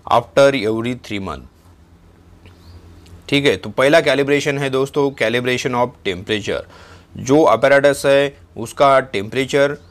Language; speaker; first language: Hindi; non-native, local second language; Marathi